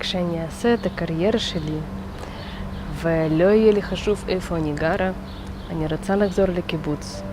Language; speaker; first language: Hebrew; non-native, fluent; Russian